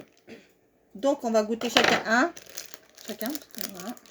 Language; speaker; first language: French; native; French